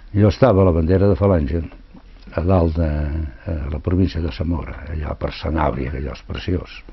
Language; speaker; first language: Catalan; non-native, local second language; Spanish